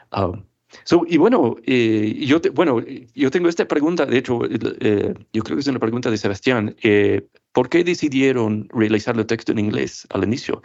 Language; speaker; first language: Spanish; non-native, fluent; English